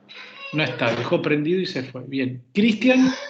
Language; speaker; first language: Spanish; native; Spanish